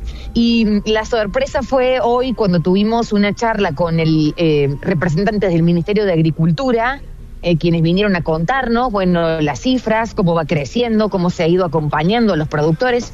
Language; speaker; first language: Spanish; native; Spanish